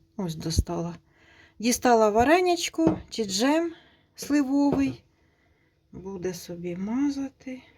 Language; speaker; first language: Ukrainian; non-native, local second language; Russian